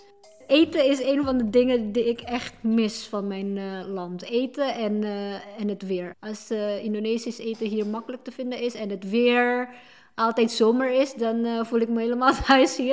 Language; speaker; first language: Dutch; non-native, fluent; Indonesian